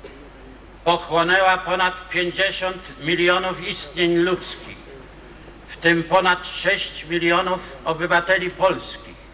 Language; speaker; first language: Polish; native; Polish